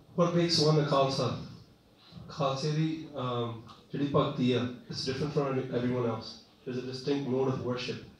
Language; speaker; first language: Punjabi; early bilingual, heritage; Punjabi